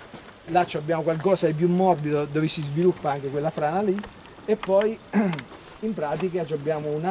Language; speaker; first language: Italian; native; Italian